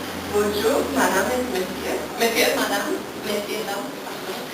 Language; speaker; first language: French; non-native, learner; Spanish